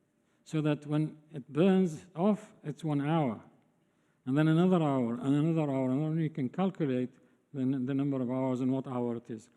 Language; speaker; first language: English; non-native, fluent; Arabic